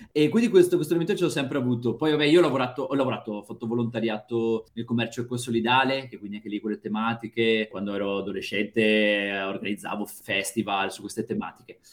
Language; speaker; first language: Italian; native; Italian